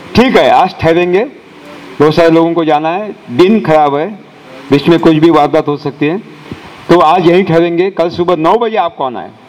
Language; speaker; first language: Hindi; non-native, local second language; Marathi